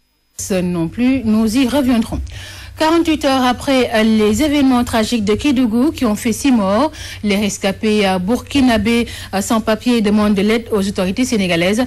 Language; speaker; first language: French; non-native, local second language; Wolof